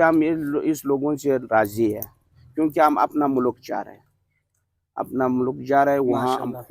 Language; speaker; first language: Hindi; non-native, local second language; Pashto